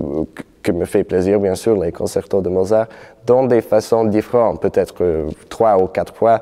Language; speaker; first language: French; non-native, fluent; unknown